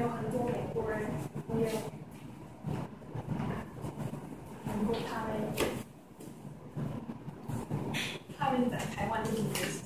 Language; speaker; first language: Chinese; non-native, learner; English